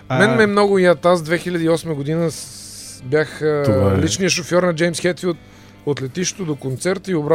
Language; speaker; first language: Bulgarian; native; Bulgarian